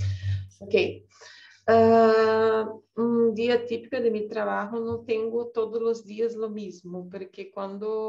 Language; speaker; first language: Spanish; non-native, learner; Portuguese